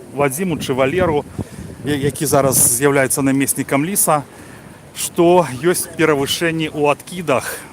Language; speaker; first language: Belarusian; non-native, local second language; Russian